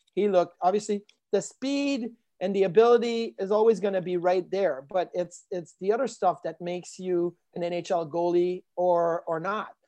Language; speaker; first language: English; native; English